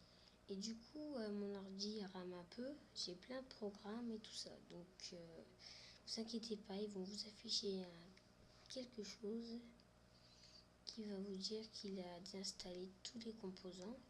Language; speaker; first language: French; native; French